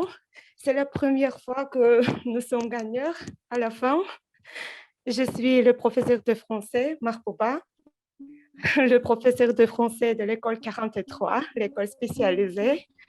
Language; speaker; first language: French; non-native, learner; Uzbek